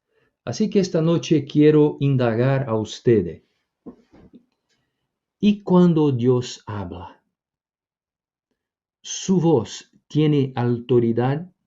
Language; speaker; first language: Spanish; non-native, fluent; Portuguese